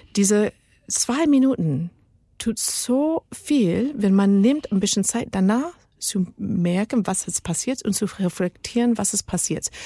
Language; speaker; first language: German; non-native, learner; Spanish